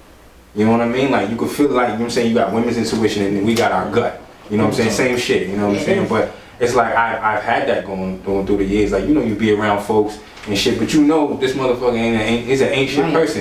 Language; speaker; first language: English; native; English